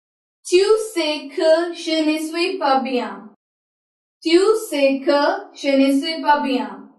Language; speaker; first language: French; non-native, learner; Hindi